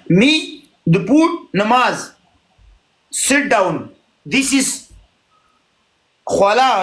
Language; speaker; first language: English; non-native, learner; Pashto